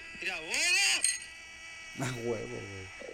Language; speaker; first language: Spanish; native; Spanish